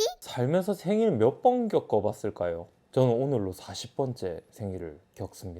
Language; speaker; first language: Korean; native; Korean